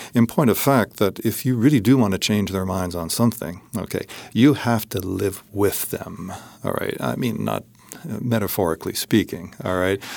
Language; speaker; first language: English; native; English